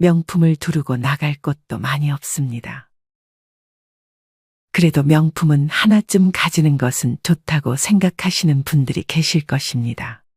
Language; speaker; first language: Korean; native; Korean